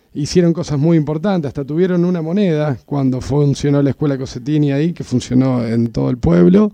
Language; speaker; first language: Spanish; native; Spanish